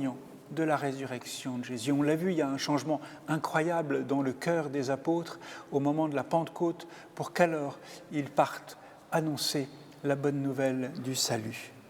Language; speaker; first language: French; native; French